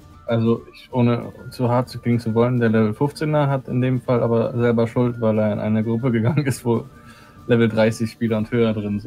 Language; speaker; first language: German; native; German